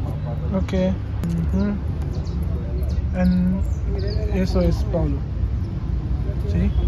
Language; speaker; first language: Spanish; non-native, learner; Punjabi